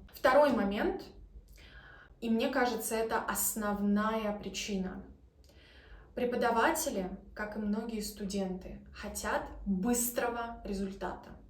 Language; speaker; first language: Russian; native; Russian